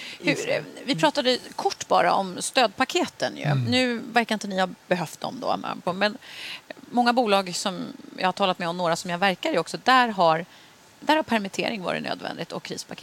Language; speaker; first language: Swedish; native; Swedish